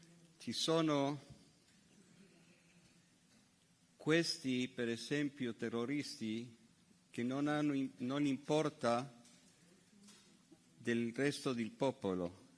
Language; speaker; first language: Italian; non-native, fluent; Hebrew